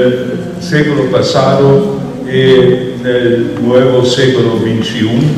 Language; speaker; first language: Portuguese; non-native, fluent; German